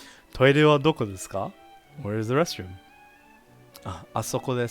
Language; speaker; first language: Japanese; non-native, learner; English